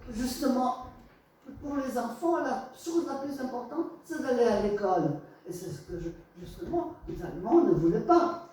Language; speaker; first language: French; non-native, fluent; Polish